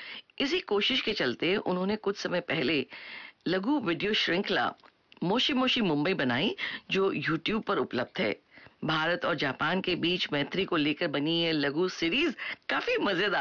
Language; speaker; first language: Hindi; native; Hindi